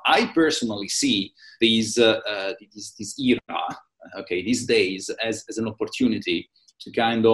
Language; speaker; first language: English; non-native, fluent; Italian